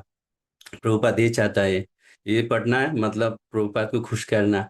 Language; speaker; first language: Hindi; non-native, local second language; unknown